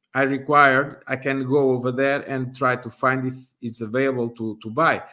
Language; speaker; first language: English; non-native, fluent; Portuguese